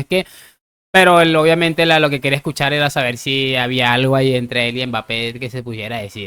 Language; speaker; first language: Spanish; native; Spanish